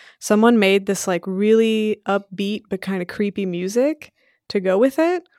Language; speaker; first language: English; early bilingual, other home language; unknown